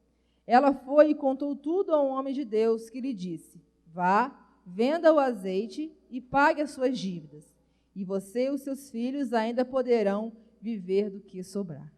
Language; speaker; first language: Portuguese; native; Portuguese